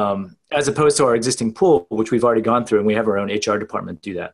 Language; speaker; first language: English; native; English